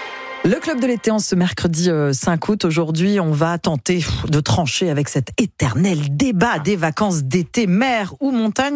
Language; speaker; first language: French; native; French